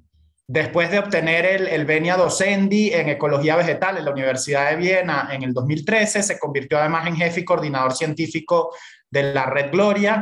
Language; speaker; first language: Spanish; native; Spanish